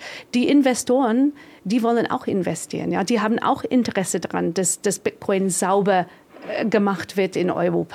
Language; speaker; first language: German; non-native, fluent; English